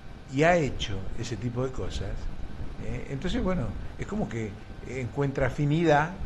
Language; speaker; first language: Spanish; native; Spanish